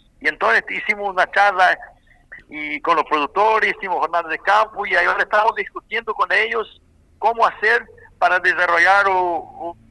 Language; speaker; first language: Spanish; non-native, fluent; Portuguese